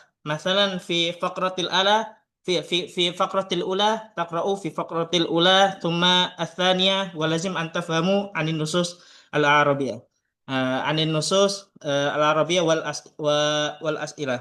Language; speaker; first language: Arabic; non-native, fluent; Indonesian